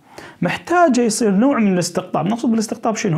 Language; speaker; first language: Arabic; native; Arabic